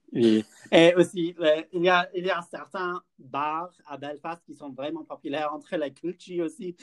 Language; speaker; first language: French; non-native, learner; English